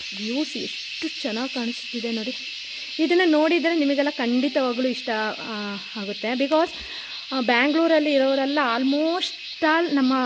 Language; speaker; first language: Kannada; non-native, local second language; Kodava